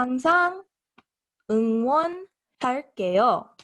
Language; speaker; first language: Korean; non-native, learner; English